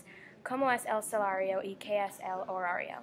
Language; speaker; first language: Spanish; non-native, learner; English